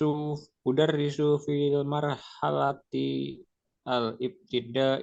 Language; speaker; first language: Arabic; non-native, learner; Indonesian